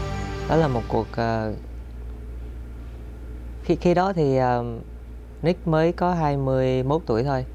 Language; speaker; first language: Vietnamese; early bilingual, heritage; Vietnamese